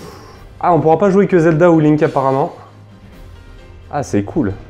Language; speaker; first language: French; native; French